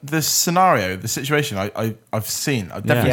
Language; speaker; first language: English; native; English